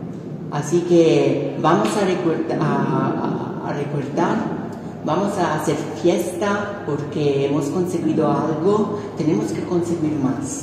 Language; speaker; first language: Spanish; non-native, fluent; Italian